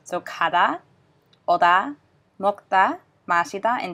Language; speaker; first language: Korean; non-native, fluent; English